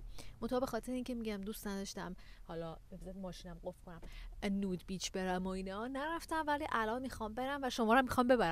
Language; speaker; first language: Persian; native; Persian